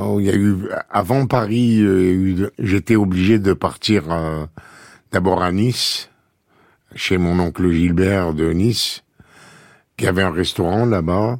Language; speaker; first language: French; native; French